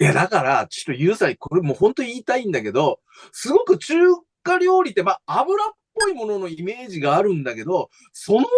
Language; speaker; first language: Japanese; native; Japanese